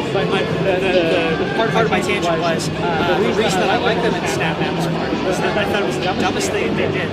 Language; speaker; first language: English; native; English